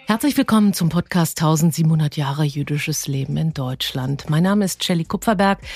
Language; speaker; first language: German; native; German